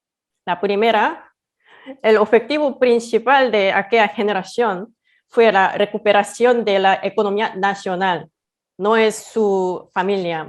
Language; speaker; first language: Spanish; non-native, fluent; Korean